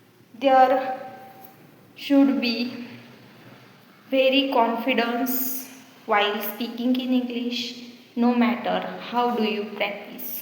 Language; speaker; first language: English; non-native, learner; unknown